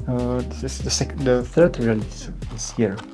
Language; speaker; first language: English; non-native, learner; Czech